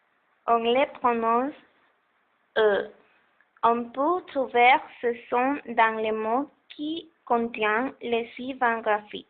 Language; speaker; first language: French; non-native, learner; Spanish